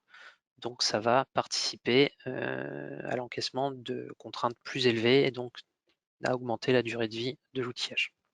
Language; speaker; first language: French; native; French